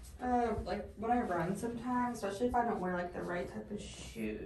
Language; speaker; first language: English; native; English